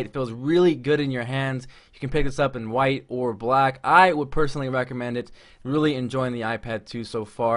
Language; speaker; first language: English; native; English